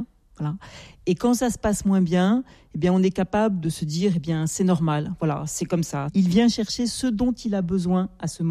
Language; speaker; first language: French; native; French